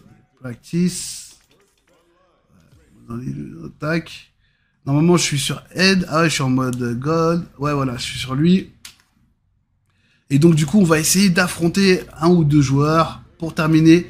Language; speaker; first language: French; native; French